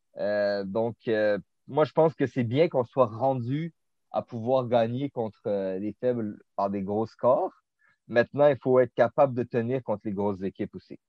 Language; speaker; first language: French; native; French